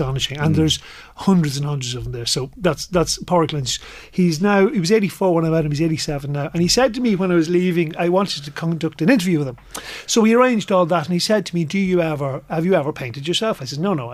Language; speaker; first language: English; native; English